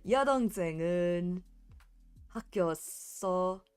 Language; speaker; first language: Korean; non-native, learner; English